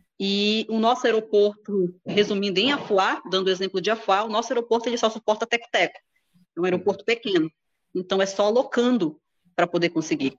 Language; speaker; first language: Portuguese; native; Portuguese